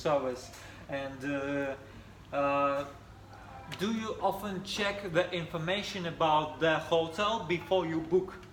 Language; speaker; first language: English; non-native, fluent; Russian